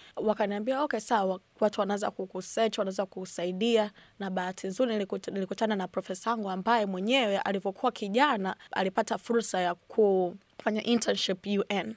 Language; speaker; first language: Swahili; native; Swahili